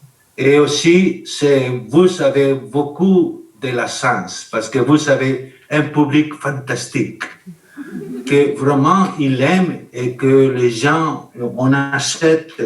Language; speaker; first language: French; non-native, learner; Spanish